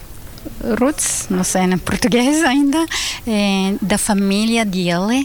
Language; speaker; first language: Portuguese; non-native, learner; Hebrew